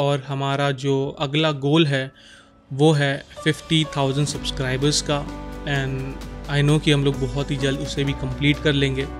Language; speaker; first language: Hindi; non-native, local second language; Marathi